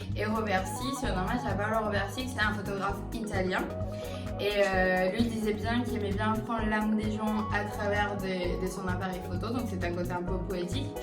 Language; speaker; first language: French; non-native, fluent; Spanish